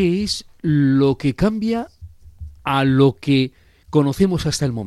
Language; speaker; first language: Spanish; native; Spanish